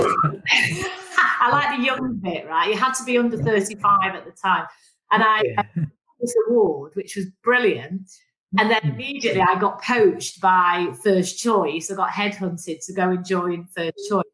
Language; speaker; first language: English; native; English